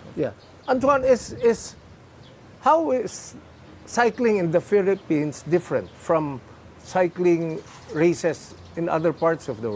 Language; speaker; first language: English; non-native, local second language; Filipino